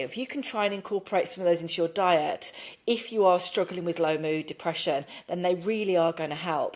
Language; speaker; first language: English; native; English